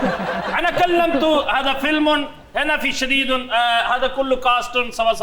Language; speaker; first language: Arabic; non-native, learner; Punjabi